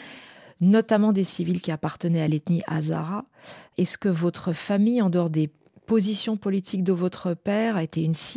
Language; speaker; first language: French; native; French